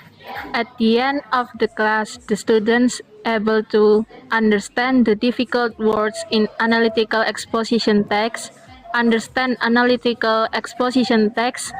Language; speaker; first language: English; non-native, learner; Indonesian